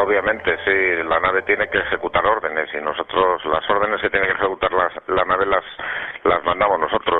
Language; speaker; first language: Spanish; native; Spanish